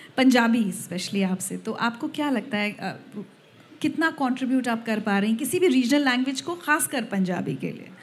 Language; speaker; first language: Hindi; native; Hindi